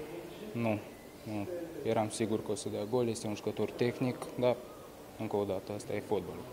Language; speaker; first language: Russian; non-native, local second language; Romanian